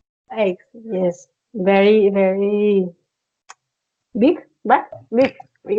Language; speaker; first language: English; non-native, learner; Spanish